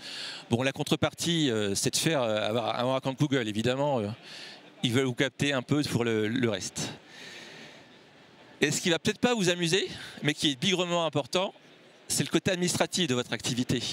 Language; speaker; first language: French; native; French